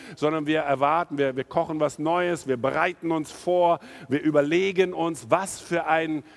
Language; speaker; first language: German; non-native, fluent; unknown